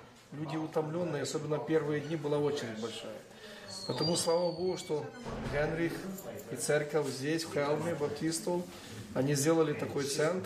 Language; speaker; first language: Russian; non-native, local second language; Ukrainian